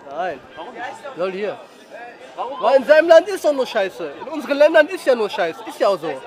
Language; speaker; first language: German; early bilingual, heritage; Arabic